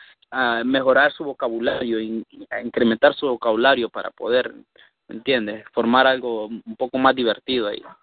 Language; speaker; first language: Spanish; early bilingual, heritage; Spanish